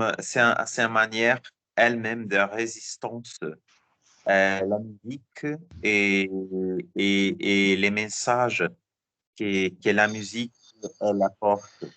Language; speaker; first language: French; non-native, learner; Portuguese